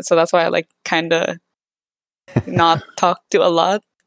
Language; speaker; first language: English; non-native, local second language; Cebuano